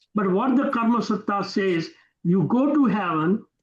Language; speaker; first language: English; non-native, local second language; Gujarati